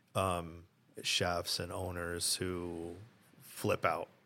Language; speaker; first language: English; early bilingual, other home language; Italian